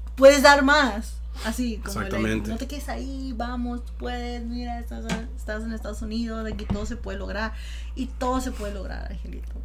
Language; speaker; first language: Spanish; native; Spanish